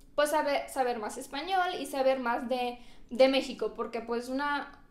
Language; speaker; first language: Spanish; non-native, fluent; Romanian